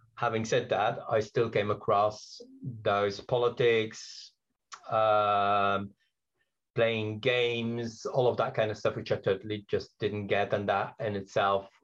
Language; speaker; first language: English; non-native, fluent; Dutch